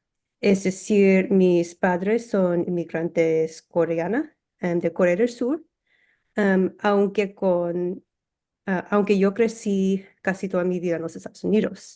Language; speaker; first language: Spanish; early bilingual, heritage; English